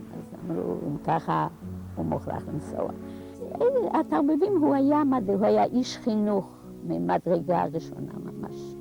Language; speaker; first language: Hebrew; non-native, fluent; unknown